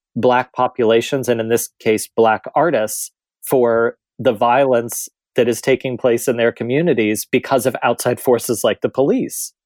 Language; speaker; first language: English; native; English